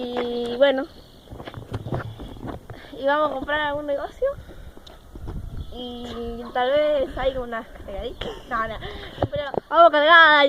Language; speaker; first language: Spanish; native; Spanish